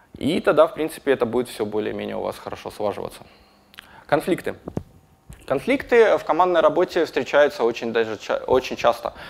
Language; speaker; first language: Russian; native; Russian